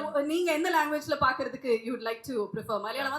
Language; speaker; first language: Tamil; native; Tamil